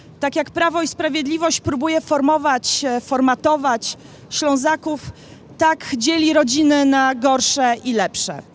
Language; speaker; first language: Polish; native; Polish